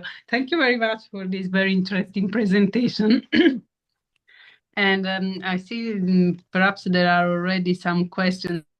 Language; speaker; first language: English; non-native, fluent; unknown